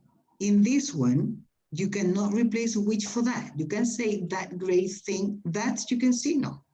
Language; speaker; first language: English; non-native, fluent; Spanish